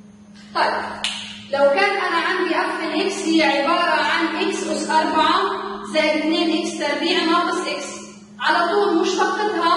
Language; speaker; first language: Arabic; native; Arabic